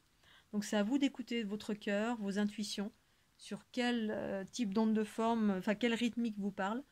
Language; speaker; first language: French; native; French